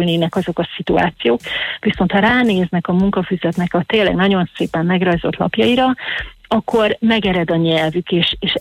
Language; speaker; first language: Hungarian; native; Hungarian